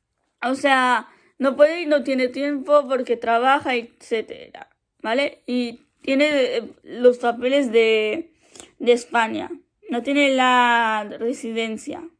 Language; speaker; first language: Spanish; early bilingual, other home language; Arabic